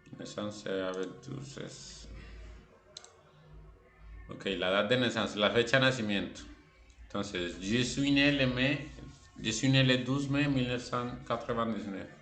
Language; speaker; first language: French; non-native, fluent; Spanish